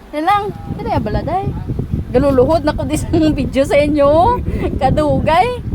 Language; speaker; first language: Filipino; non-native, local second language; Hiligaynon